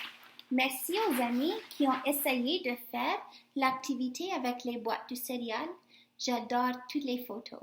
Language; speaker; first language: French; non-native, fluent; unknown